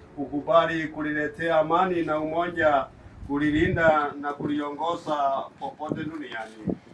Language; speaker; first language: Swahili; non-native, local second language; Embu